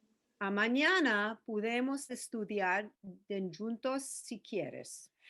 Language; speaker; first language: Spanish; non-native, learner; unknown